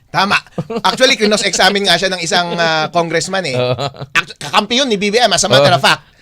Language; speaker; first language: Filipino; non-native, local second language; Iloko